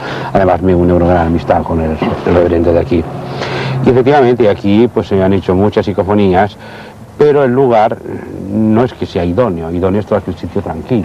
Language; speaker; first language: Spanish; native; Spanish